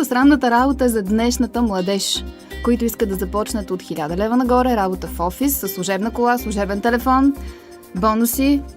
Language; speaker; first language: Bulgarian; native; Bulgarian